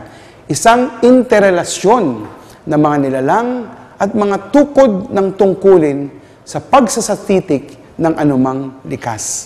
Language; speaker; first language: Filipino; native; Filipino